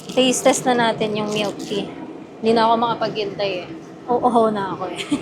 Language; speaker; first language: Filipino; native; Filipino